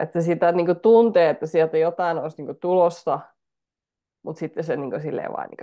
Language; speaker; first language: Finnish; native; Finnish